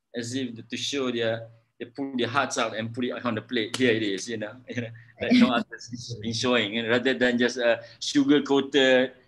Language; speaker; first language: English; non-native, local second language; Malay